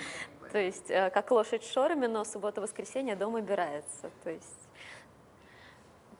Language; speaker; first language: Russian; native; Russian